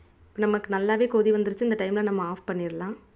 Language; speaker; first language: Tamil; native; Tamil